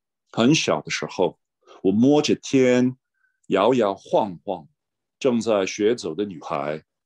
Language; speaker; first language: Chinese; non-native, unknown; English